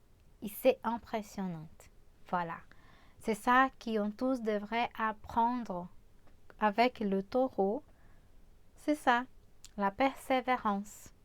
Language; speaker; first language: French; non-native, fluent; Portuguese